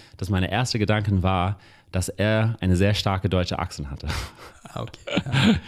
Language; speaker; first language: German; non-native, fluent; English